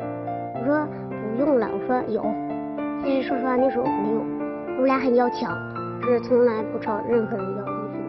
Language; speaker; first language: Chinese; native; Chinese